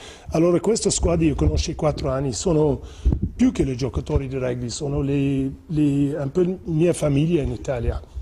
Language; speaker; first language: Italian; non-native, fluent; English